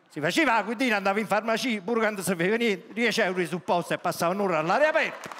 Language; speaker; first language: Italian; native; Italian